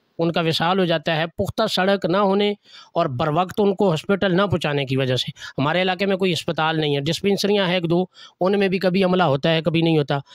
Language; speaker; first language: Urdu; non-native, local second language; Northern Hindko